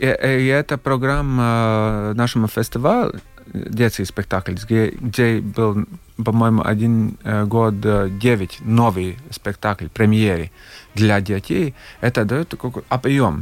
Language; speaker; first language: Russian; non-native, local second language; Latvian